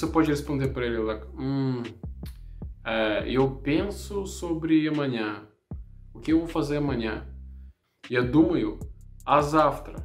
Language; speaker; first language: Portuguese; non-native, learner; Russian